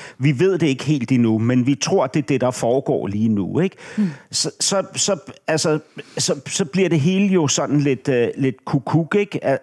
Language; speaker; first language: Danish; native; Danish